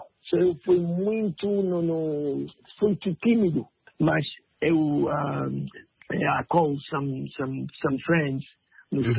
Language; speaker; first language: Portuguese; non-native, learner; French